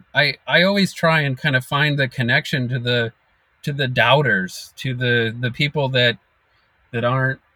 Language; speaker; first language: English; native; English